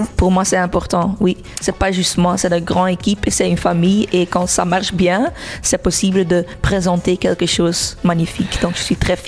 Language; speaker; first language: French; non-native, local second language; Dutch